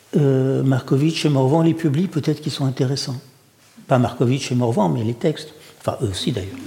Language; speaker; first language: French; early bilingual, other home language; Russian